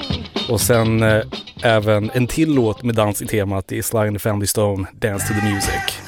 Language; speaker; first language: Swedish; native; Swedish